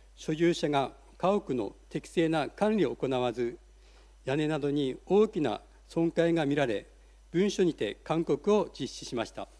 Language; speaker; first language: Japanese; native; Japanese